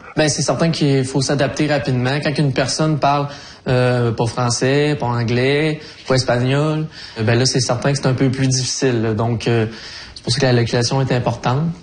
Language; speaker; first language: French; native; French